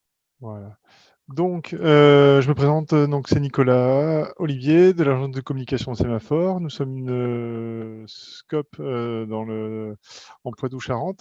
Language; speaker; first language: French; native; French